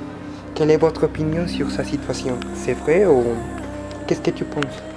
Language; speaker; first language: French; non-native, fluent; Spanish